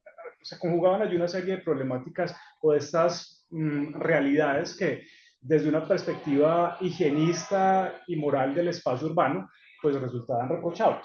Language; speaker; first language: Spanish; native; Spanish